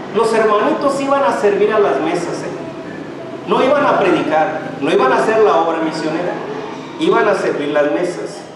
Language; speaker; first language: Spanish; native; Spanish